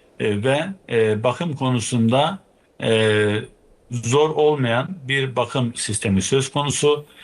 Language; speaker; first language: Turkish; native; Turkish